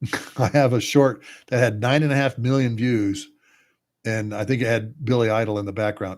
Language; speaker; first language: English; native; English